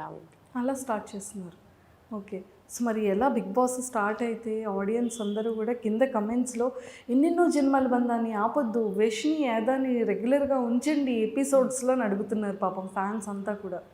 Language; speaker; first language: Telugu; native; Telugu